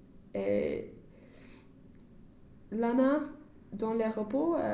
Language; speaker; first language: French; non-native, learner; English